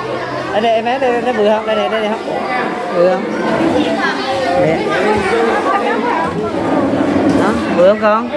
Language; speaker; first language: Vietnamese; native; Vietnamese